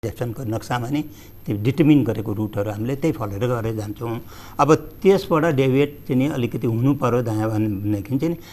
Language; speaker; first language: Nepali; native; Nepali